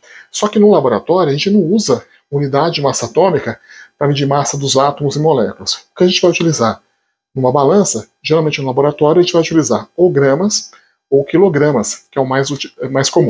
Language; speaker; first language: Portuguese; native; Portuguese